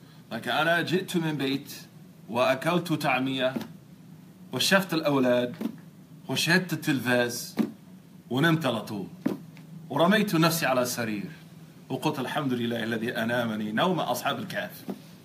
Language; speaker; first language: Arabic; non-native, fluent; English